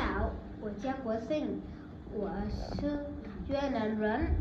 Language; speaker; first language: Chinese; non-native, learner; Vietnamese